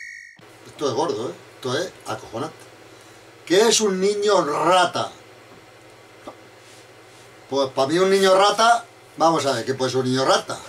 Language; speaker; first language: Spanish; native; Spanish